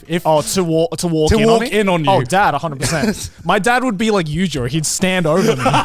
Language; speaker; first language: English; native; English